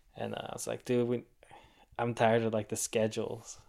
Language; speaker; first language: English; native; English